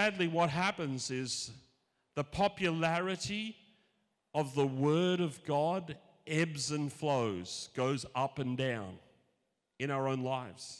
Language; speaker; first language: English; native; English